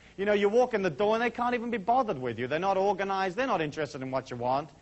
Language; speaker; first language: English; native; English